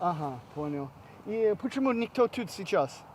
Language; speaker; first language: Russian; non-native, learner; English